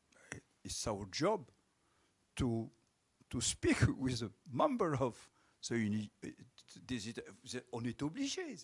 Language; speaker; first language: English; non-native, local second language; French